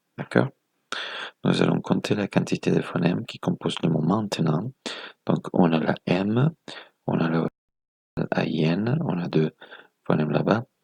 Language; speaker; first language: French; non-native, fluent; Spanish